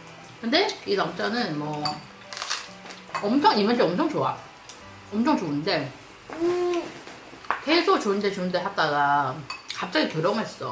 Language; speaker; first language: Korean; non-native, fluent; Chinese